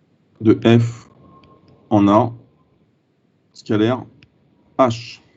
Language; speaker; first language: French; native; French